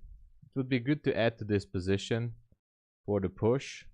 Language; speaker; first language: English; non-native, fluent; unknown